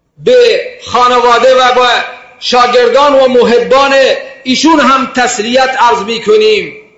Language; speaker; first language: Persian; non-native, local second language; Baluchi